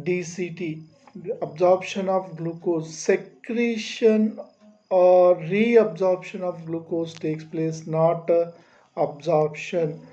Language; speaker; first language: English; non-native, local second language; Telugu